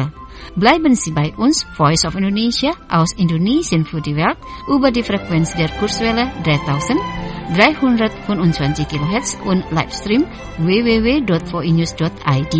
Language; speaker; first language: German; non-native, fluent; Indonesian